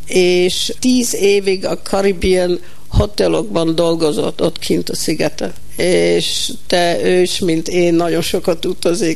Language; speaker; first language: Hungarian; early bilingual, heritage; Hungarian